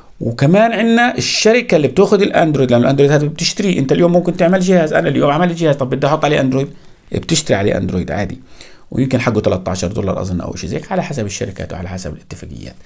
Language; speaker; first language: Arabic; native; Arabic